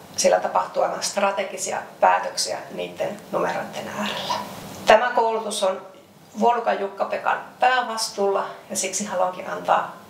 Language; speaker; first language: Finnish; native; Finnish